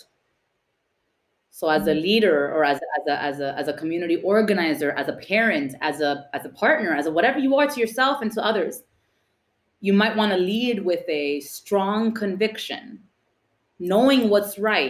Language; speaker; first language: English; early bilingual, other home language; Spanish